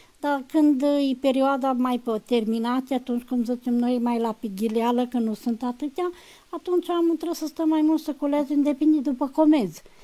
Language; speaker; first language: Romanian; native; Romanian